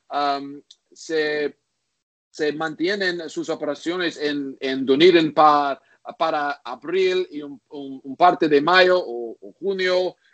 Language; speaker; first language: Spanish; non-native, learner; English